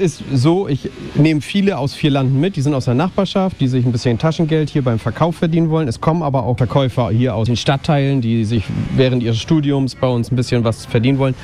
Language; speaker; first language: German; native; German